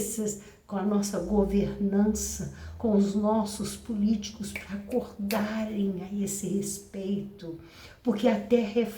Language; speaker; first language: Portuguese; native; Portuguese